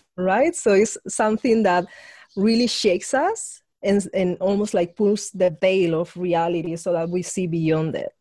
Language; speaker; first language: English; non-native, fluent; Spanish